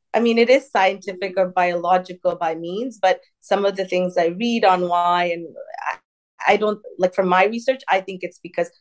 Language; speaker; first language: English; early bilingual, other home language; Tamil